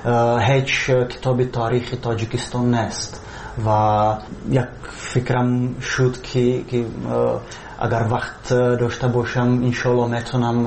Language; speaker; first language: Persian; non-native, fluent; Czech